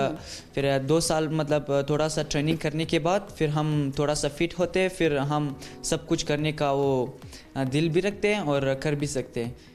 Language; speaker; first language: Hindi; non-native, local second language; Hazaragi